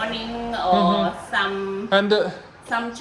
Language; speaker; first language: English; non-native, learner; Thai